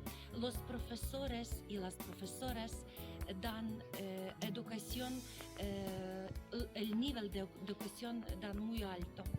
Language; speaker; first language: Spanish; non-native, learner; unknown